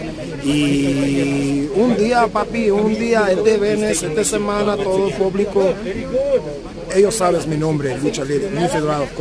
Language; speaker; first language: Spanish; early bilingual, heritage; English